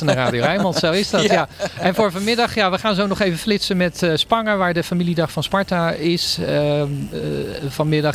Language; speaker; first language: Dutch; native; Dutch